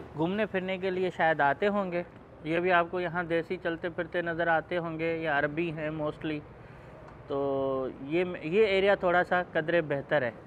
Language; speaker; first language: Urdu; non-native, local second language; Sindhi